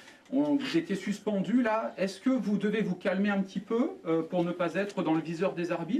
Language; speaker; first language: French; native; French